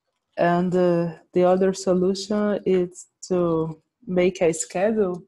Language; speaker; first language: English; non-native, learner; Portuguese